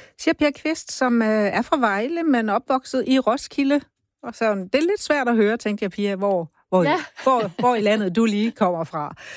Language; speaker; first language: Danish; native; Danish